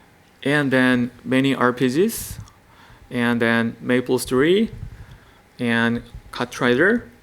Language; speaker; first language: English; non-native, learner; Korean